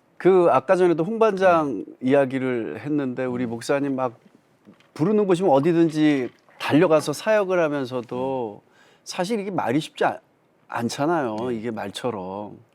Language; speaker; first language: Korean; native; Korean